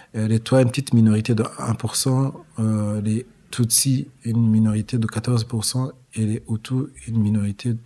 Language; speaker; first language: French; non-native, local second language; Kinyarwanda